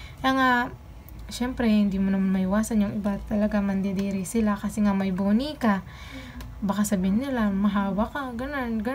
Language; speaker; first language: Filipino; non-native, local second language; Pampanga